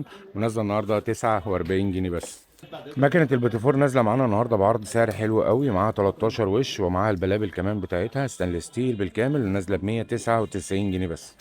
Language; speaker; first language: Arabic; native; Arabic